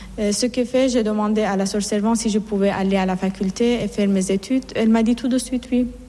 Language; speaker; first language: French; non-native, fluent; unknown